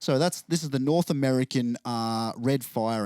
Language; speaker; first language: English; native; English